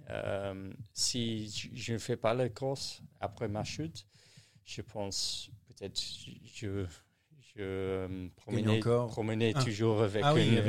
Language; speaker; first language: French; non-native, learner; English